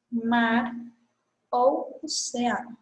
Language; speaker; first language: Portuguese; non-native, fluent; Spanish